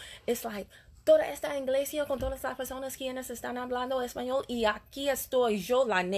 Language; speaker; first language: Spanish; non-native, learner; English